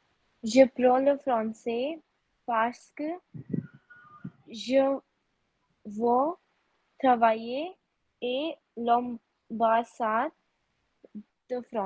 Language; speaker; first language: French; non-native, learner; Hindi